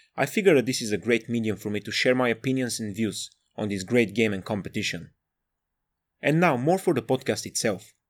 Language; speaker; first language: English; non-native, fluent; Bulgarian